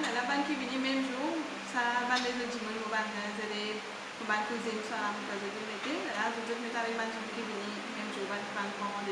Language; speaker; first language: French; non-native, learner; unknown